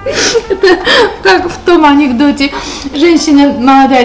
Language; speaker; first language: Russian; non-native, local second language; Armenian